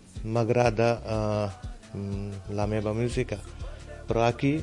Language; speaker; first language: Catalan; non-native, learner; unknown